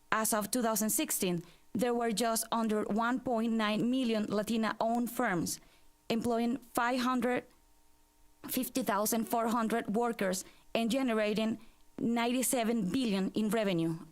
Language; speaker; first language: English; non-native, fluent; Spanish